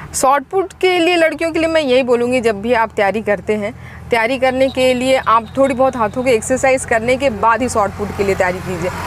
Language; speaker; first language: Hindi; native; Hindi